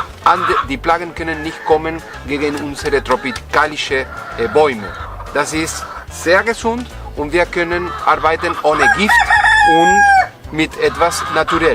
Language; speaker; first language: German; non-native, fluent; Spanish